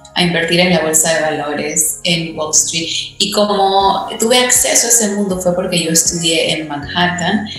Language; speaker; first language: Spanish; native; Spanish